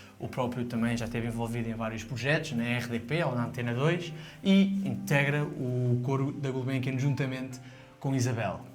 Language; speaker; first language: Portuguese; native; Portuguese